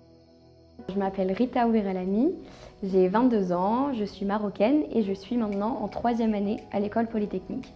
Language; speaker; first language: French; non-native, local second language; Arabic